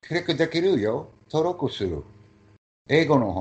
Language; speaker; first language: Japanese; non-native, learner; English